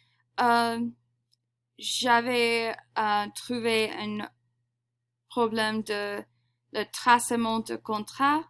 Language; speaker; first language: French; non-native, fluent; English